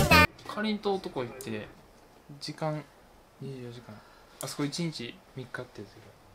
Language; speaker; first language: Japanese; native; Japanese